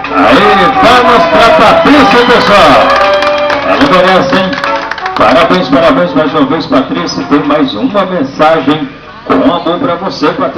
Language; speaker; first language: Portuguese; native; Portuguese